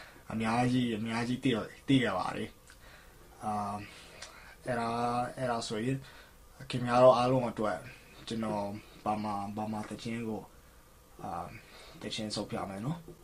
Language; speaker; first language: Burmese; non-native, learner; English